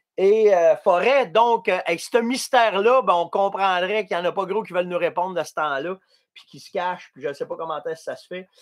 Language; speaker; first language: French; native; French